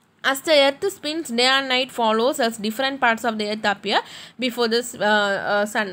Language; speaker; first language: English; non-native, local second language; Tamil